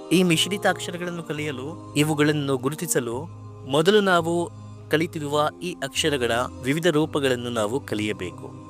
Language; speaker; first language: Kannada; non-native, local second language; Urdu